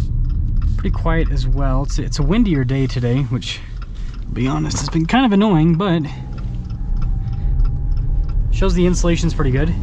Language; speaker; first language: English; native; English